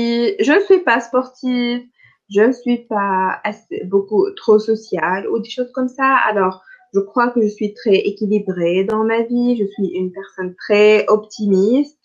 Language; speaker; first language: French; non-native, local second language; Arabic